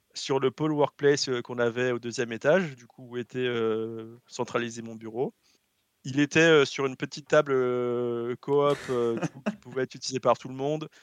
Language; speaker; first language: French; native; French